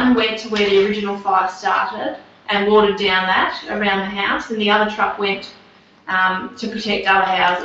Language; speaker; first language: English; native; English